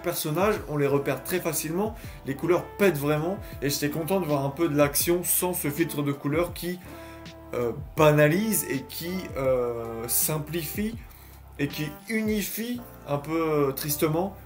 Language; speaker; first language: French; native; French